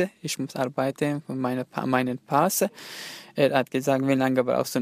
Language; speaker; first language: German; non-native, learner; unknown